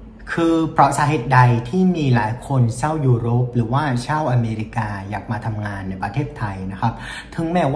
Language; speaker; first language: Thai; non-native, fluent; Vietnamese